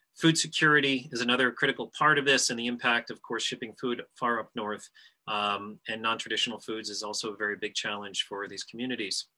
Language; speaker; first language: English; native; English